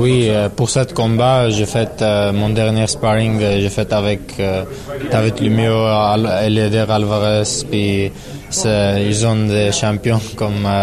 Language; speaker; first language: French; non-native, learner; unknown